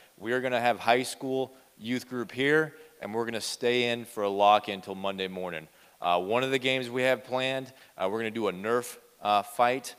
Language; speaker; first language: English; native; English